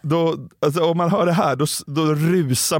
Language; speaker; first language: Swedish; native; Swedish